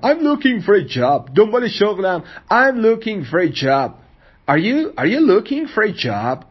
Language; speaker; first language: English; non-native, fluent; Persian